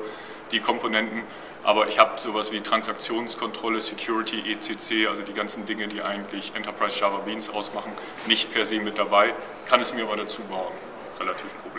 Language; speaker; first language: German; native; German